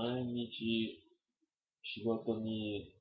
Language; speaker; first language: Japanese; non-native, learner; English